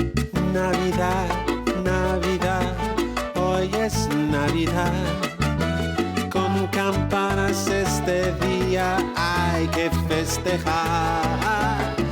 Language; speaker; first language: Spanish; non-native, fluent; English